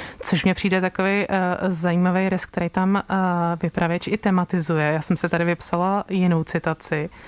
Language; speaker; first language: Czech; native; Czech